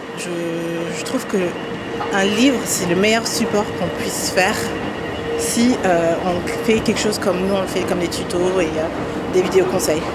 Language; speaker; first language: French; early bilingual, other home language; German